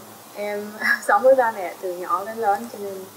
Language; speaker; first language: Vietnamese; early bilingual, heritage; Vietnamese